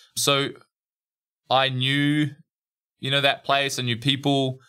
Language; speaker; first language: English; native; English